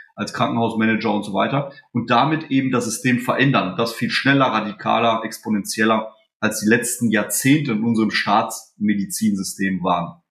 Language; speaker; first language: German; early bilingual, other home language; Polish